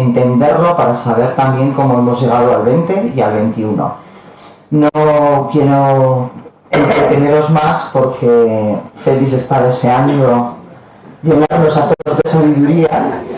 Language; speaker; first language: Spanish; native; Spanish